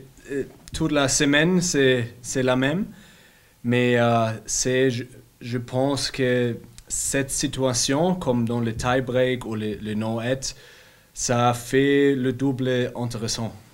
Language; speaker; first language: French; non-native, learner; German